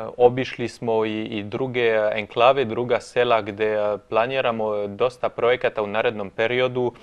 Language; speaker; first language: Croatian; non-native, fluent; French